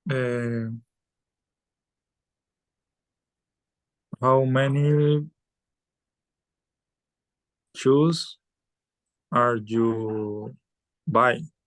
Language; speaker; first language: English; non-native, learner; Spanish